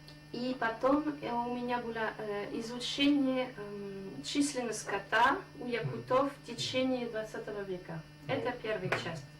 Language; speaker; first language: Russian; non-native, fluent; French